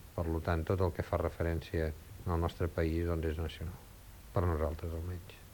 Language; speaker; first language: Catalan; native; Catalan